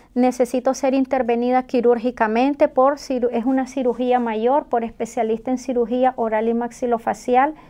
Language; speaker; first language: Spanish; native; Spanish